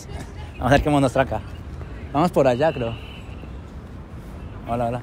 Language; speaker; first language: Spanish; native; Spanish